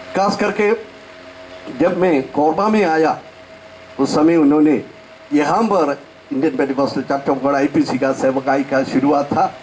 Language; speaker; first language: Hindi; non-native, local second language; Malayalam